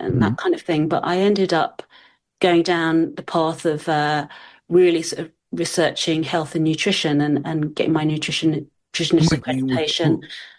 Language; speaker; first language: English; native; English